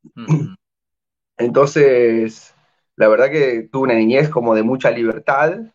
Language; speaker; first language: Spanish; native; Spanish